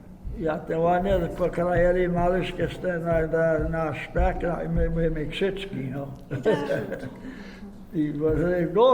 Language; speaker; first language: Polish; early bilingual, heritage; Polish